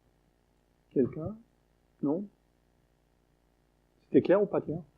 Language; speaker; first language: French; native; French